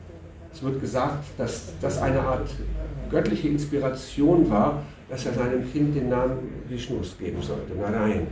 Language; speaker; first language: German; native; German